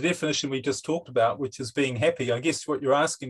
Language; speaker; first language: English; native; English